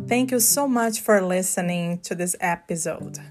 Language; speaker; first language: English; non-native, fluent; Portuguese